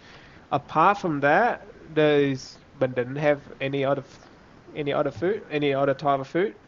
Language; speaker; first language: English; non-native, fluent; Vietnamese